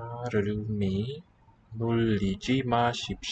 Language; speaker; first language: Korean; non-native, learner; English